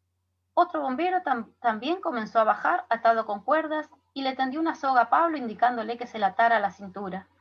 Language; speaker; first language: Spanish; native; Spanish